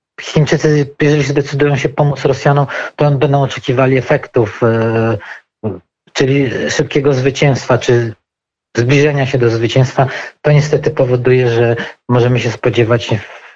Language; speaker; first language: Polish; native; Polish